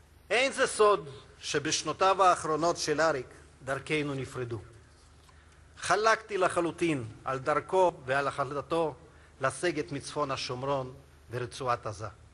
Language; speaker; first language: Hebrew; non-native, fluent; Russian